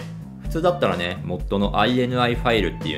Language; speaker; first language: Japanese; native; Japanese